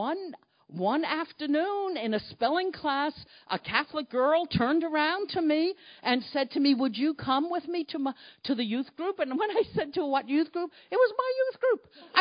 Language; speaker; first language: English; native; English